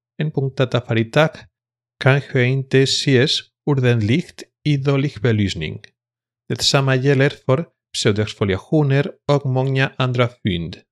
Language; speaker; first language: Swedish; non-native, fluent; Spanish